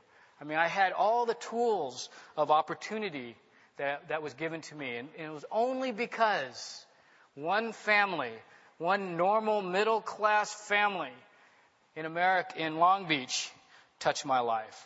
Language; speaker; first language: English; native; English